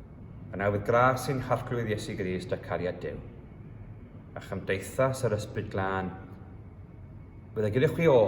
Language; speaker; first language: Welsh; early bilingual, heritage; Welsh